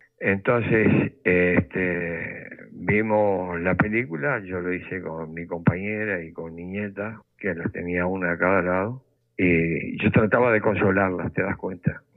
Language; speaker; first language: Spanish; native; Spanish